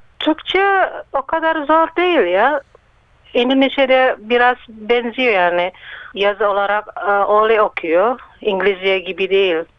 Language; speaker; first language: Turkish; non-native, learner; Indonesian